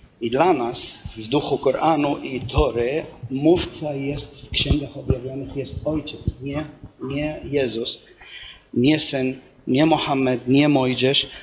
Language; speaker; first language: Polish; non-native, fluent; Arabic